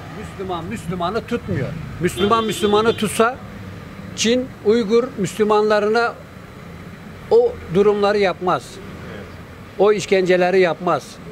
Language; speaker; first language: Turkish; native; Turkish